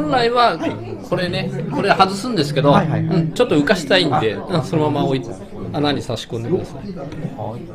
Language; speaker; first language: Japanese; native; Japanese